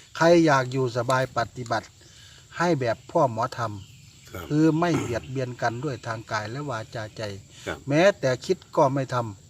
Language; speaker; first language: Thai; native; Thai